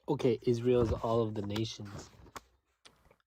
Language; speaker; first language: English; native; English